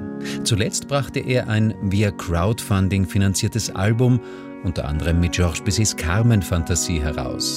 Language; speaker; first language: German; native; German